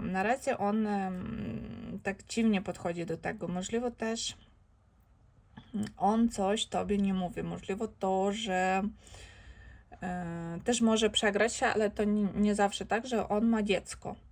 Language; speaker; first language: Polish; non-native, learner; Ukrainian